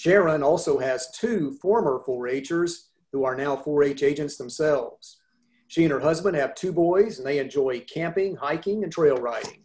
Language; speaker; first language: English; native; English